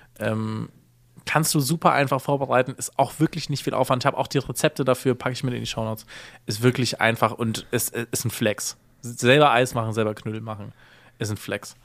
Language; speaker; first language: German; native; German